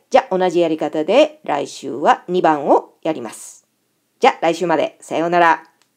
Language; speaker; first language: Japanese; native; Japanese